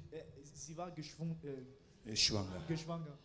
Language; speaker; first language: German; non-native, learner; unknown